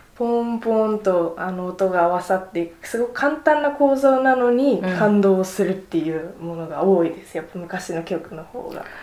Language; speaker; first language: Japanese; native; Japanese